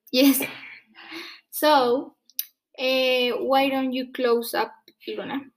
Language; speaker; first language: English; non-native, fluent; Spanish